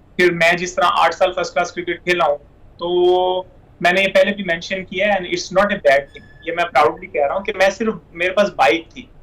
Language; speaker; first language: Hindi; non-native, local second language; Punjabi